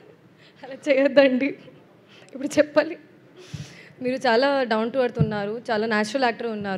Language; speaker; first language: Telugu; non-native, fluent; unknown